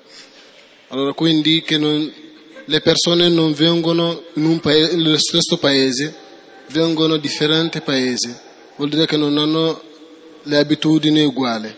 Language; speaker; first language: Italian; non-native, learner; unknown